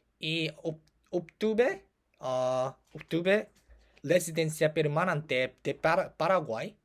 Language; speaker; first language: Spanish; non-native, learner; Korean